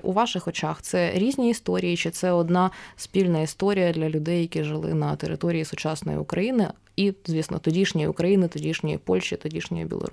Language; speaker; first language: Ukrainian; native; Ukrainian